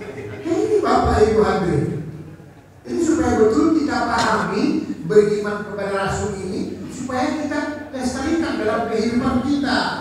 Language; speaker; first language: Indonesian; native; Indonesian